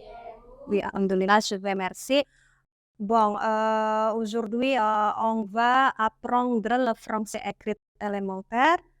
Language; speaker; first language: French; non-native, fluent; Indonesian